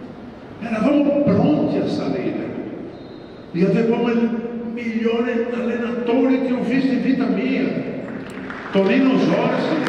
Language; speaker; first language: Italian; non-native, fluent; Portuguese